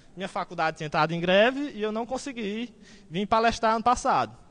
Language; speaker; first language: Portuguese; native; Portuguese